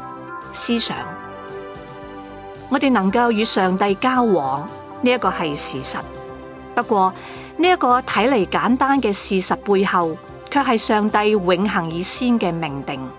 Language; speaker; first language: Chinese; non-native, local second language; Cantonese